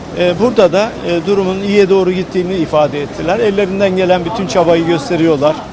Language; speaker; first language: Turkish; native; Turkish